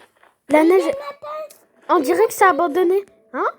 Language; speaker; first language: French; native; French